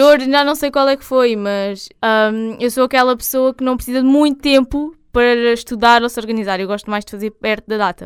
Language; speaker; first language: Portuguese; native; Portuguese